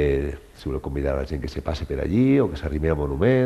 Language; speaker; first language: Catalan; native; Catalan